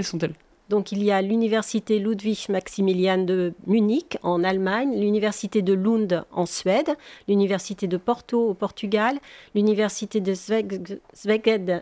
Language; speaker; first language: French; native; French